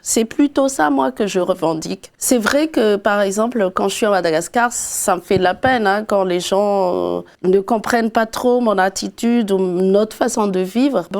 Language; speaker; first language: French; non-native, local second language; Malagasy